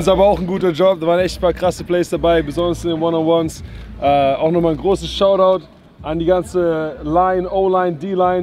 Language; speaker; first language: German; native; German